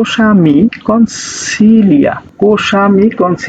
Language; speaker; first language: Italian; non-native, learner; Bangla